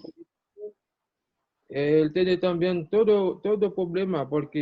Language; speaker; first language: Spanish; non-native, learner; Haitian Creole